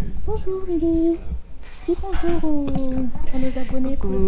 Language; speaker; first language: French; native; French